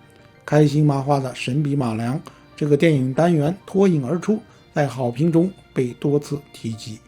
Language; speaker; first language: Chinese; native; Chinese